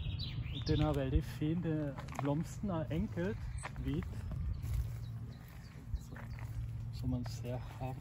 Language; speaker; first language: Norwegian; non-native, fluent; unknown